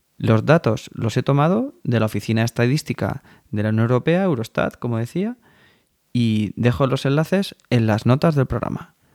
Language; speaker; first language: Spanish; native; Spanish